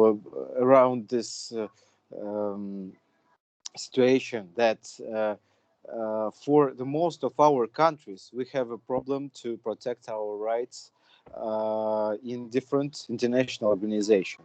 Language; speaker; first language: English; non-native, fluent; Russian